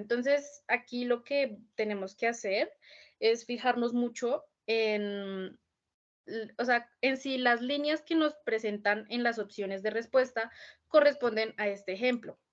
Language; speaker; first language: Spanish; native; Spanish